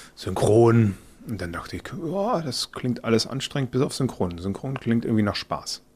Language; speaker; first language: German; native; German